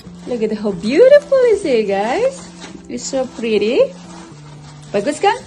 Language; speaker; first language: English; non-native, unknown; Indonesian